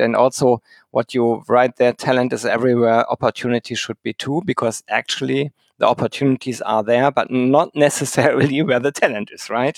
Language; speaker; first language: English; non-native, fluent; German